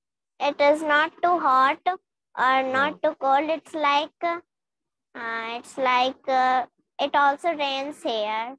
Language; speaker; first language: English; non-native, learner; Hindi